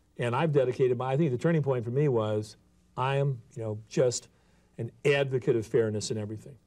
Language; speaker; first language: English; native; English